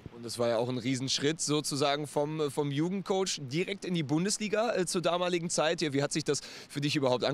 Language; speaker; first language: German; native; German